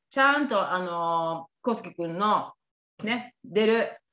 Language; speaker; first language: Japanese; native; Japanese